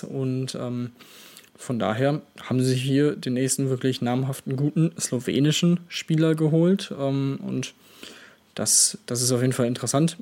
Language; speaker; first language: German; native; German